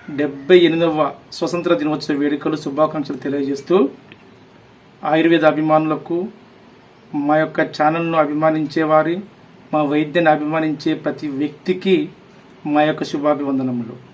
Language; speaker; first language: Telugu; native; Telugu